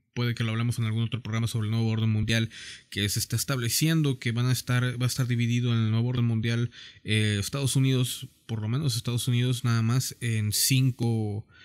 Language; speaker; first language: Spanish; native; Spanish